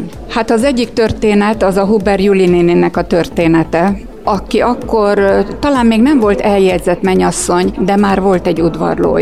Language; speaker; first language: Hungarian; native; Hungarian